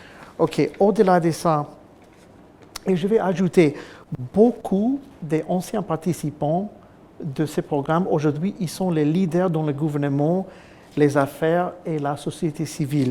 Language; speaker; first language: French; non-native, fluent; English